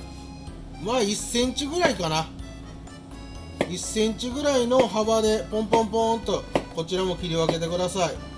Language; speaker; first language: Japanese; native; Japanese